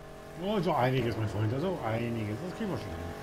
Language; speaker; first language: German; native; German